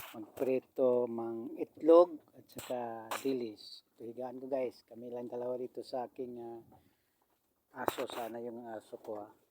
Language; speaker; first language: Filipino; non-native, local second language; Cebuano